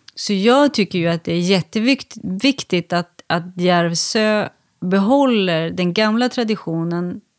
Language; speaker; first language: Swedish; native; Swedish